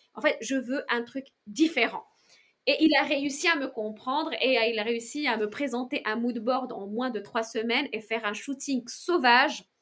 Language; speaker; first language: French; non-native, local second language; Arabic